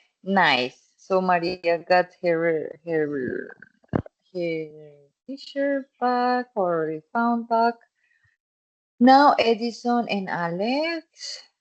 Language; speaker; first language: English; non-native, fluent; Spanish